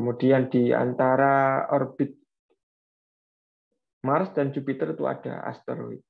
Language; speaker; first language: Indonesian; native; Indonesian